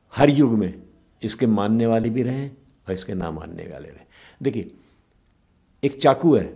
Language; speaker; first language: Hindi; native; Hindi